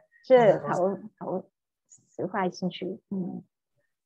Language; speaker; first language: Chinese; non-native, fluent; Vietnamese